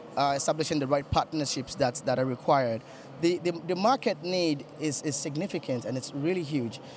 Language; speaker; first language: English; non-native, local second language; Yoruba